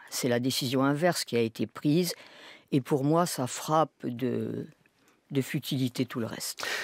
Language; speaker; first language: French; native; French